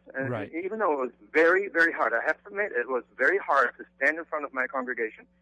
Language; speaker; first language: English; non-native, fluent; German